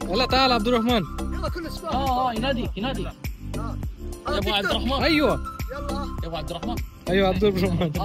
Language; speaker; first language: Arabic; non-native, learner; Bangla